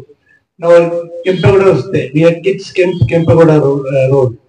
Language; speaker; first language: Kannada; non-native, local second language; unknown